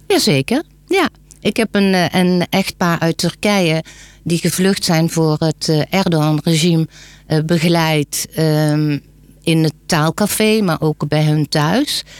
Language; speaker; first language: Dutch; native; Dutch